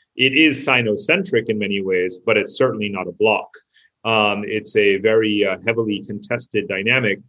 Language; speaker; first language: English; native; English